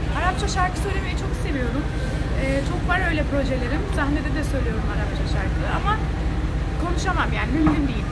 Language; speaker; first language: Turkish; early bilingual, heritage; Turkish